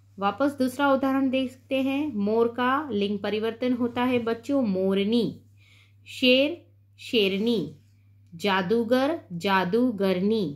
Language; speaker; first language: Hindi; non-native, local second language; Gujarati